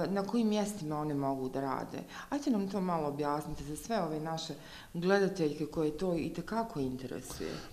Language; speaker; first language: Croatian; native; Croatian